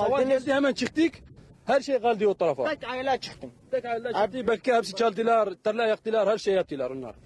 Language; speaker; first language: Turkish; non-native, learner; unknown